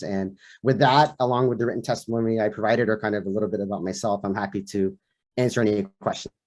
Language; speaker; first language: English; native; English